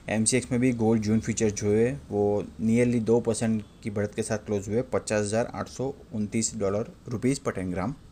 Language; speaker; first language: Hindi; non-native, local second language; Gujarati